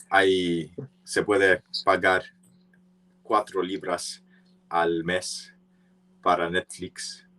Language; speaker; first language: Spanish; non-native, learner; English